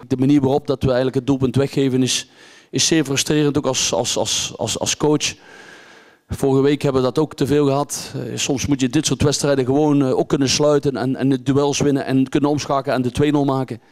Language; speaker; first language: Dutch; native; Dutch